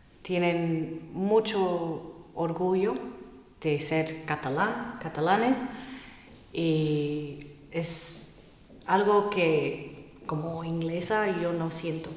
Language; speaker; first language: Spanish; non-native, fluent; English